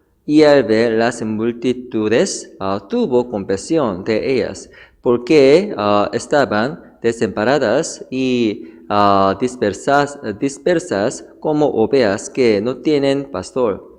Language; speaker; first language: Spanish; non-native, fluent; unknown